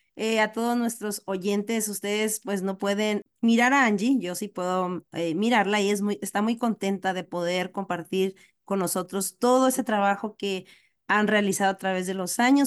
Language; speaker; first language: Spanish; native; Spanish